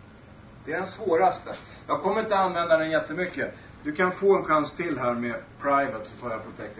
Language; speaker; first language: Swedish; native; Swedish